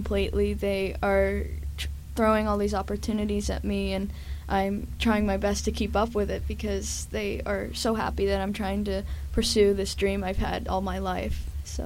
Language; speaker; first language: English; native; English